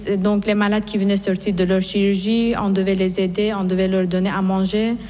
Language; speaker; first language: French; non-native, fluent; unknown